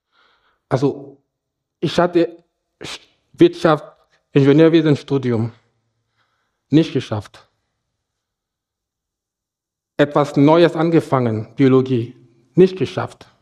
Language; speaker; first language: German; non-native, fluent; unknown